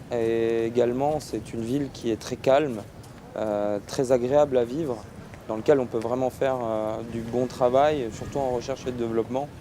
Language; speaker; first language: French; early bilingual, other home language; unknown